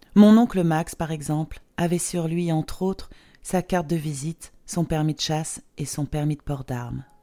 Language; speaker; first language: French; non-native, fluent; Polish